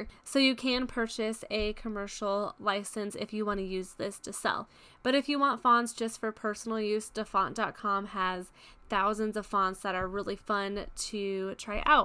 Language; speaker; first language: English; native; English